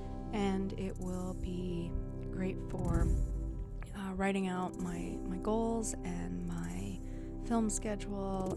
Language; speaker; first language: English; native; English